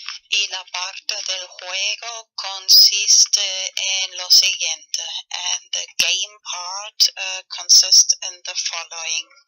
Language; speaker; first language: Spanish; non-native, fluent; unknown